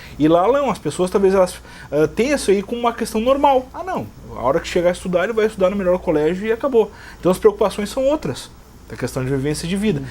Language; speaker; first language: Portuguese; native; Portuguese